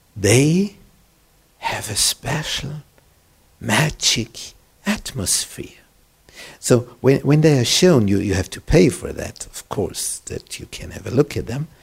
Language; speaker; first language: English; non-native, fluent; German